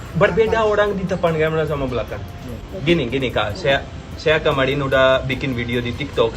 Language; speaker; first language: Indonesian; non-native, fluent; Hindi